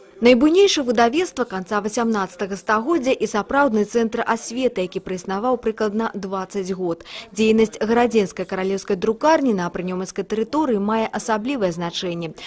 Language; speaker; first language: Belarusian; native; Belarusian